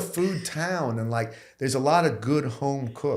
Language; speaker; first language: English; native; English